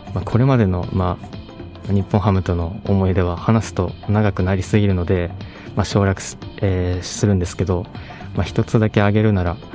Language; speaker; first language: Japanese; native; Japanese